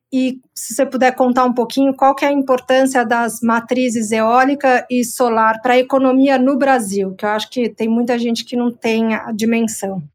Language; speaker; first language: Portuguese; native; Portuguese